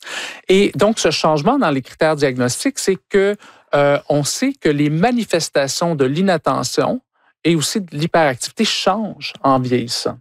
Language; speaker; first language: French; native; French